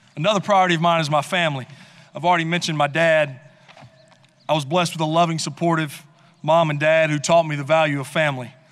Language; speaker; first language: English; native; English